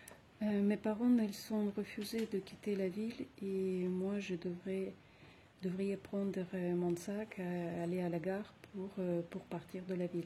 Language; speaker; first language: French; non-native, fluent; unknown